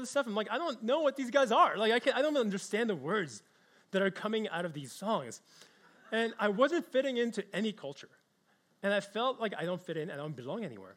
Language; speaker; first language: English; early bilingual, other home language; Korean